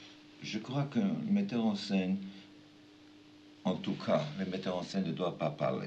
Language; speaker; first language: French; non-native, fluent; German